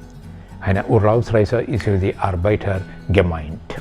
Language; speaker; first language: German; non-native, fluent; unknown